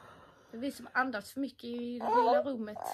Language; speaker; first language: Swedish; native; Swedish